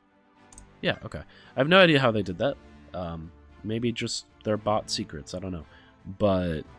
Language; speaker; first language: English; native; English